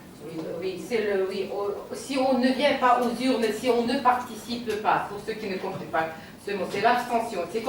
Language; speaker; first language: French; non-native, fluent; Russian